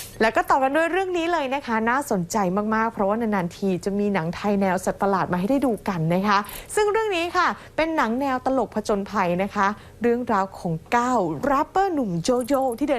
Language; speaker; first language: Thai; native; Thai